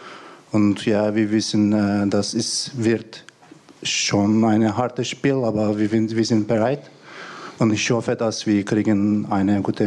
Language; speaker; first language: German; non-native, fluent; Turkish